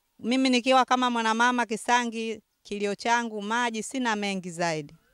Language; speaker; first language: Swahili; native; Swahili